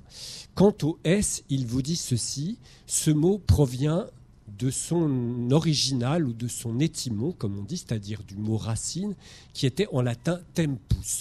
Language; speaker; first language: French; native; French